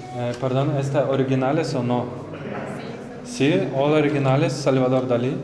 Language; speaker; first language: Spanish; non-native, learner; Russian